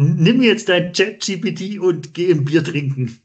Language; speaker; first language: German; native; German